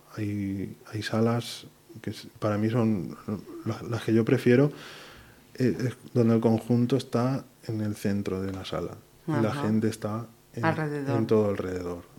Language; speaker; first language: Spanish; native; Spanish